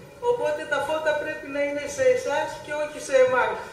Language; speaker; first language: Greek; native; Greek